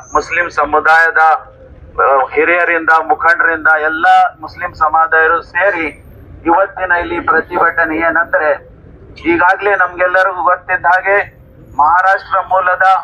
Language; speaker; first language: Kannada; non-native, local second language; Urdu